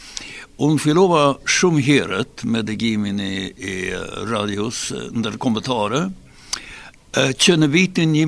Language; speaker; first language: Albanian; non-native, fluent; Swedish